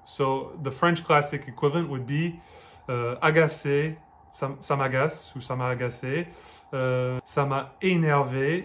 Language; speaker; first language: French; non-native, fluent; English